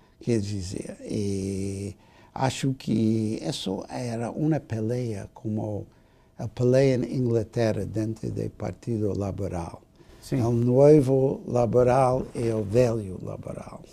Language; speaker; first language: Portuguese; non-native, fluent; English